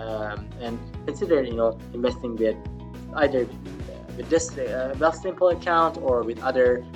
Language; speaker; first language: English; non-native, fluent; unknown